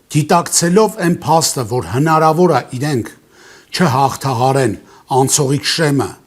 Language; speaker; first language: Armenian; native; Armenian